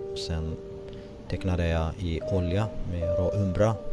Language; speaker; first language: Swedish; non-native, fluent; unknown